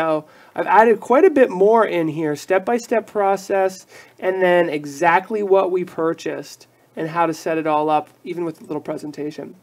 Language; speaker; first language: English; native; English